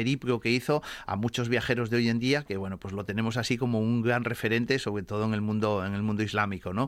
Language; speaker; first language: Spanish; native; Spanish